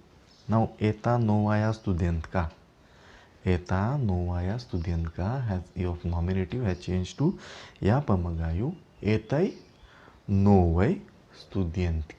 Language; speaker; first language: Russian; non-native, fluent; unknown